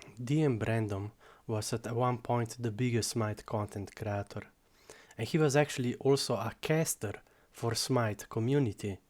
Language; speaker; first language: English; non-native, fluent; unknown